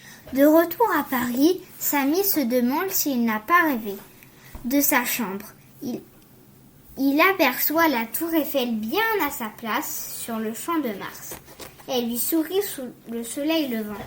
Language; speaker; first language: French; native; French